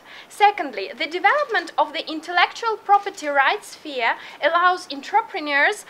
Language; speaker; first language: English; non-native, fluent; Russian